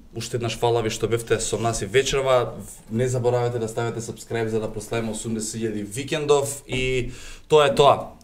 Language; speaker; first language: Macedonian; native; Macedonian